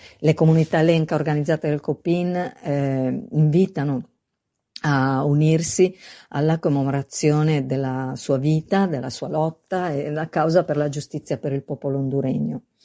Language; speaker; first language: Italian; non-native, fluent; Spanish